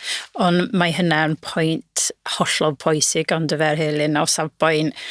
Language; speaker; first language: Welsh; non-native, local second language; English